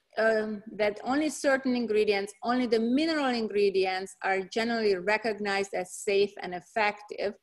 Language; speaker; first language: English; non-native, fluent; Hungarian